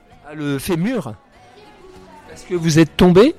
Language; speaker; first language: French; native; French